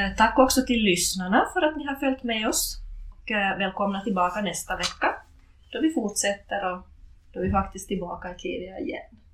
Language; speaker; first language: Swedish; native; Swedish